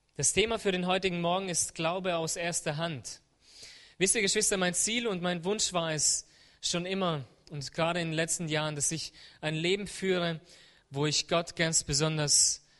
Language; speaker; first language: German; native; German